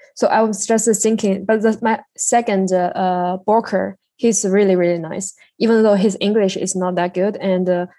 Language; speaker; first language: English; non-native, learner; Chinese